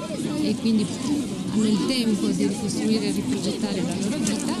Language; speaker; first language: Italian; native; Italian